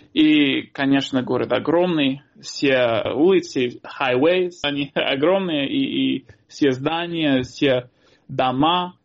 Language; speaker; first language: Russian; non-native, fluent; English